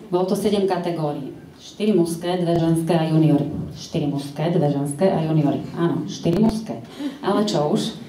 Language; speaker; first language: Slovak; native; Slovak